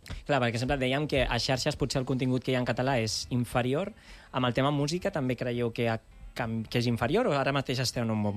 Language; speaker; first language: Catalan; native; Catalan